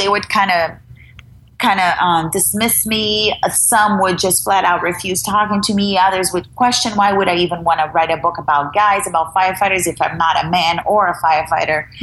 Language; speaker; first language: English; non-native, fluent; Portuguese